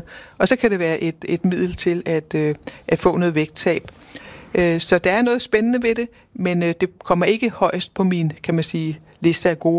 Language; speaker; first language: Danish; native; Danish